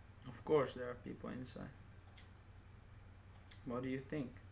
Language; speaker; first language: English; non-native, fluent; Dutch